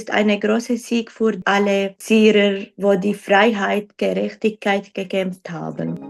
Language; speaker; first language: German; non-native, learner; Arabic